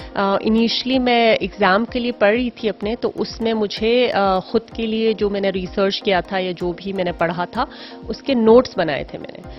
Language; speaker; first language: Urdu; non-native, local second language; Khowar